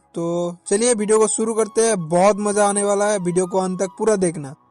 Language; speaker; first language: Hindi; non-native, local second language; Bangla